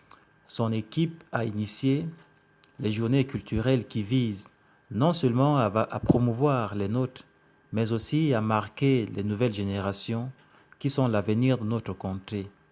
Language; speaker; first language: French; non-native, local second language; Fang